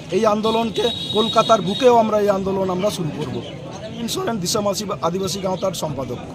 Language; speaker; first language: Bangla; non-native, local second language; Santali